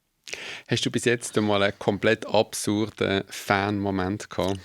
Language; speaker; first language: German; native; German